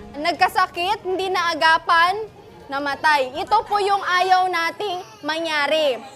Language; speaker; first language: Filipino; non-native, local second language; Maguindanaon